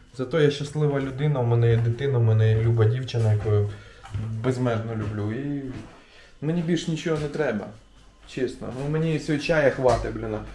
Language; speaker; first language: Ukrainian; non-native, local second language; Russian